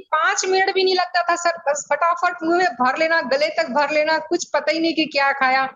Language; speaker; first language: Hindi; non-native, local second language; Gujarati